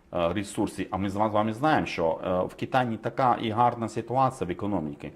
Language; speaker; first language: Ukrainian; non-native, fluent; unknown